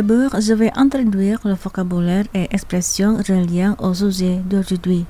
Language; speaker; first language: French; non-native, fluent; Indonesian